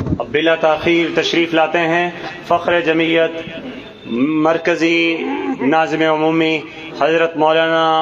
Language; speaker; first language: Urdu; non-native, local second language; Pashto